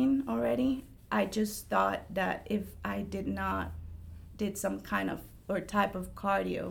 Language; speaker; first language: English; non-native, fluent; Spanish